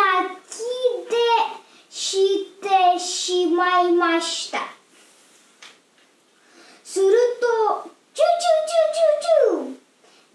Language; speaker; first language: Japanese; non-native, learner; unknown